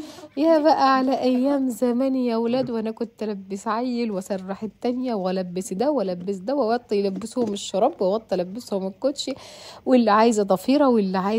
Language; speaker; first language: Arabic; native; Arabic